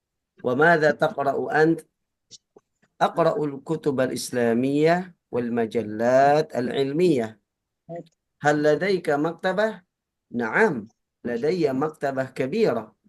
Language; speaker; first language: Arabic; non-native, fluent; Indonesian